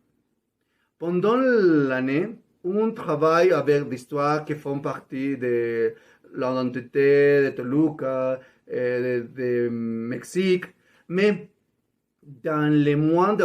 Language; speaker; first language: French; non-native, learner; Spanish